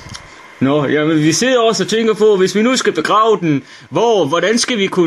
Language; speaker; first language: Danish; native; Danish